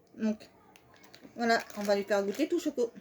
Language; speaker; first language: French; native; French